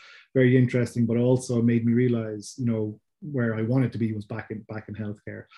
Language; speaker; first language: English; native; English